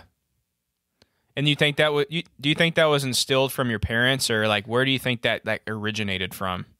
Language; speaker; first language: English; native; English